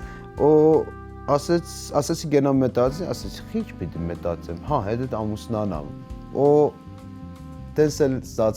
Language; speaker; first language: Armenian; non-native, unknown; Persian